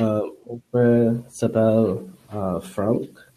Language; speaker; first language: French; non-native, learner; English